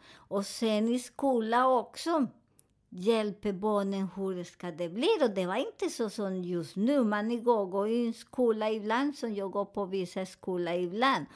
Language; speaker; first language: Swedish; non-native, fluent; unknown